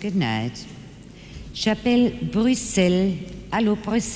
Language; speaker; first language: French; non-native, fluent; German